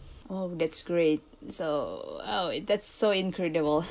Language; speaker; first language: English; early bilingual, other home language; Indonesian